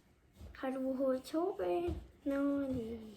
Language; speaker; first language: Danish; early bilingual, other home language; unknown